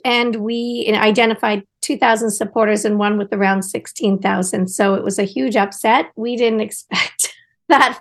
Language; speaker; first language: English; native; English